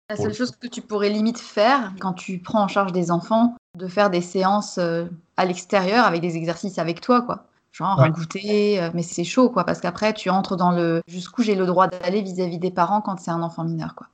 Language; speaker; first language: French; native; French